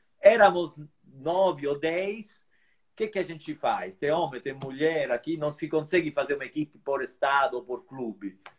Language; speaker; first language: Portuguese; non-native, fluent; Italian